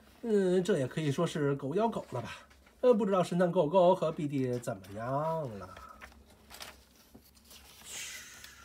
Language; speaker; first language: Chinese; native; Chinese